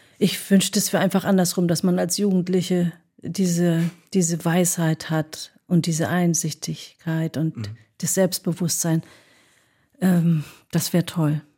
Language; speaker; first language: German; early bilingual, other home language; Greek